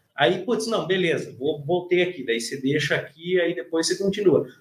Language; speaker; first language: Portuguese; native; Portuguese